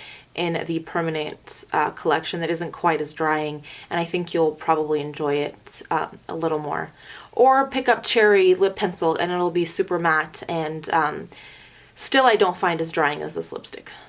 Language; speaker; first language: English; native; English